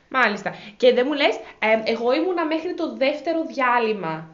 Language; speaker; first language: Greek; native; Greek